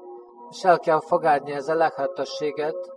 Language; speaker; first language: Hungarian; non-native, fluent; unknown